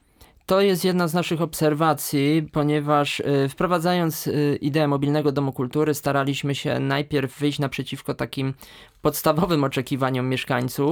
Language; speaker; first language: Polish; native; Polish